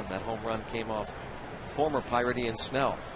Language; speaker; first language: English; native; English